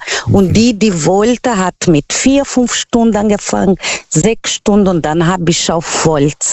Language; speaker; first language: German; non-native, fluent; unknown